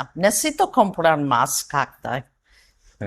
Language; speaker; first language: Spanish; non-native, learner; English